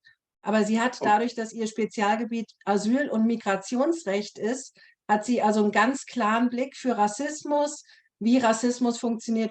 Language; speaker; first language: German; native; German